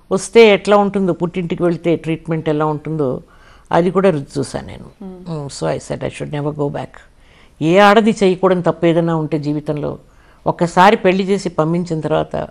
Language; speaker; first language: Telugu; non-native, local second language; English